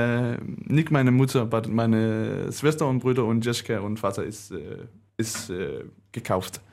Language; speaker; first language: German; non-native, learner; Danish